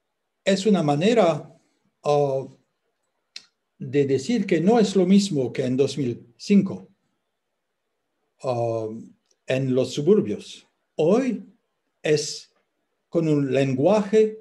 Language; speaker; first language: Spanish; non-native, fluent; French